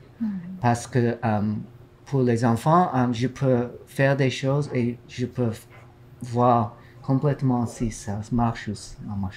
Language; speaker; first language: French; non-native, learner; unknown